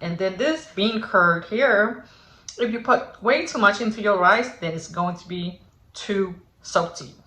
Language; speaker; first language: English; early bilingual, other home language; Vietnamese